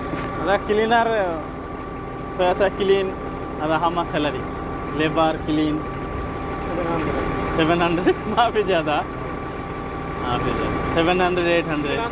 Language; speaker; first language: Hindi; non-native, learner; Bangla